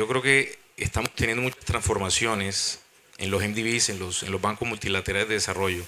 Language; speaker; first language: Spanish; native; Spanish